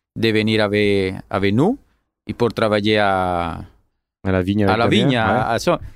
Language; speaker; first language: French; non-native, learner; Spanish